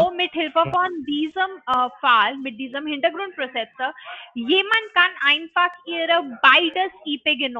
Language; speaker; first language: German; non-native, learner; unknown